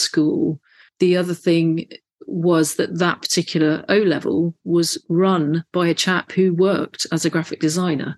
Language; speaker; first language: English; native; English